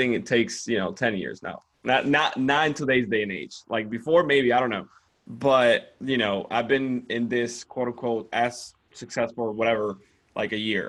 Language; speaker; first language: English; non-native, fluent; Spanish